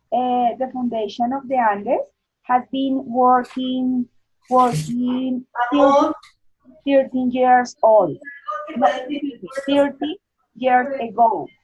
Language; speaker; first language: English; non-native, learner; Spanish